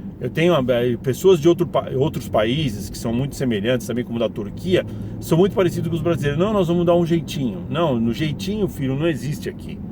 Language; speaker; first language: Portuguese; native; Portuguese